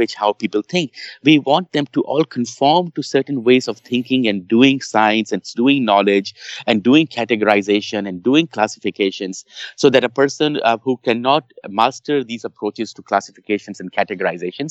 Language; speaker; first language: English; non-native, local second language; Urdu